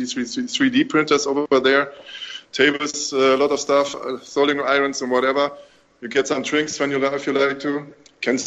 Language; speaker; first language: English; non-native, fluent; German